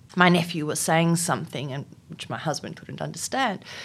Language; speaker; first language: English; non-native, local second language; Afrikaans